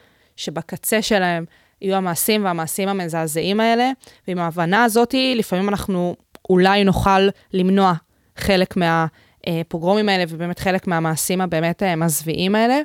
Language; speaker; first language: Hebrew; native; Hebrew